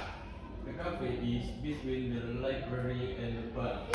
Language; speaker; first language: English; non-native, learner; Indonesian